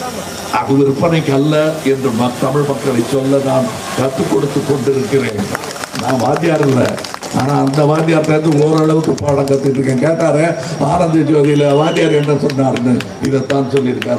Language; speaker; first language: Tamil; native; Tamil